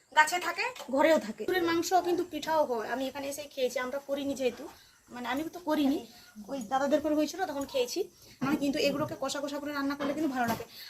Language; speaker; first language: Bangla; non-native, local second language; Santali